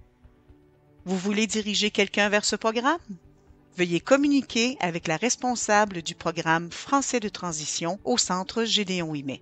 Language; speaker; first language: French; native; French